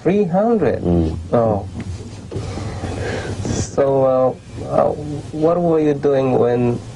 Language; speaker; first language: English; non-native, learner; Japanese